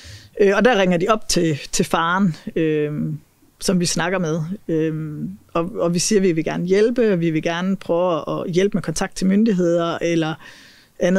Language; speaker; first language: Danish; native; Danish